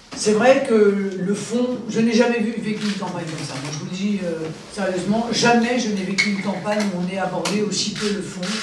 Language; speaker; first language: French; native; French